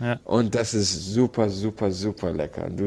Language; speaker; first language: German; non-native, learner; Arabic